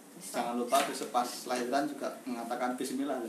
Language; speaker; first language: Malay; non-native, local second language; Javanese